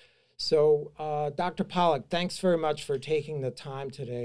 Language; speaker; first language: English; native; English